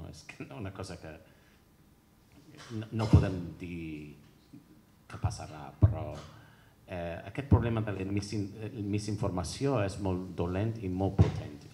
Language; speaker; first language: Catalan; non-native, fluent; English